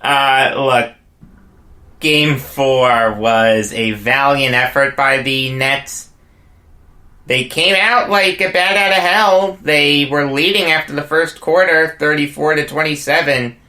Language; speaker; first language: English; native; English